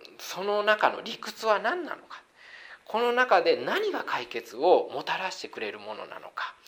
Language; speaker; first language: Japanese; native; Japanese